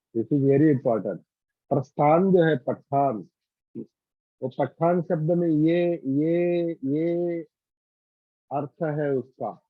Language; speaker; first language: Hindi; non-native, local second language; Marathi